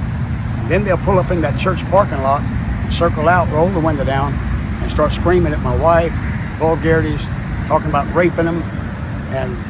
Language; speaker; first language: English; native; English